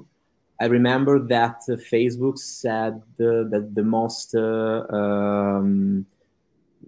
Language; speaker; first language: English; non-native, fluent; Italian